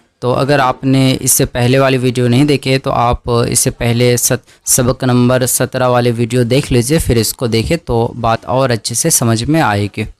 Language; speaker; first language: Urdu; native; Urdu